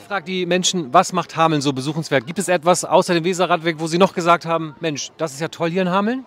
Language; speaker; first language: German; native; German